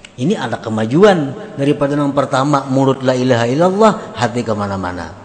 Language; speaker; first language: Indonesian; non-native, local second language; Banjar